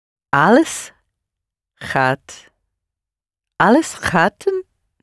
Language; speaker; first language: Dutch; non-native, learner; English